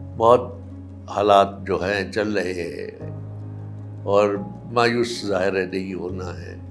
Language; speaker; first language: Urdu; non-native, local second language; Sindhi